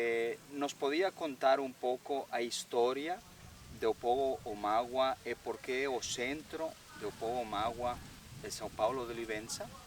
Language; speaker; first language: Portuguese; non-native, learner; Spanish